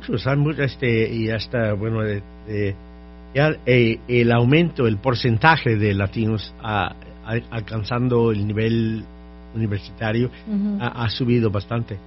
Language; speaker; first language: Spanish; non-native, fluent; English